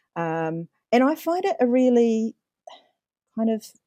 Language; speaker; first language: English; native; English